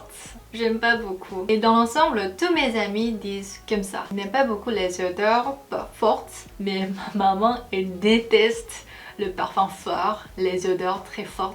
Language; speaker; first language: French; non-native, fluent; Korean